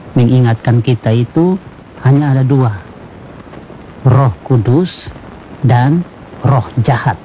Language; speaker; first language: Indonesian; native; Indonesian